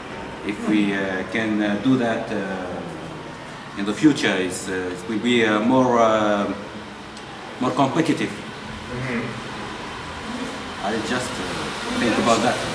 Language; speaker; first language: English; non-native, fluent; Arabic